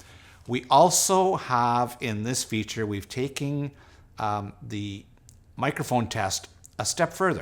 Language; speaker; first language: English; native; English